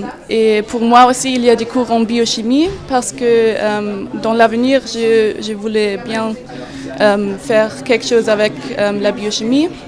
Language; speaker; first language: French; non-native, fluent; German